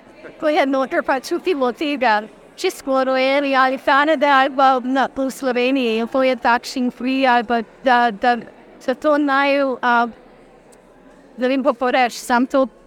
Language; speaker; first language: Slovenian; early bilingual, heritage; Slovenian